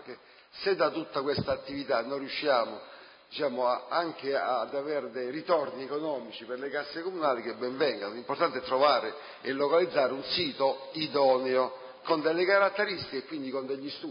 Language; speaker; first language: Italian; native; Italian